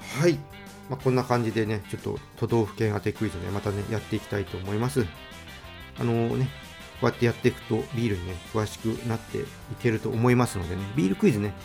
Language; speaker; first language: Japanese; native; Japanese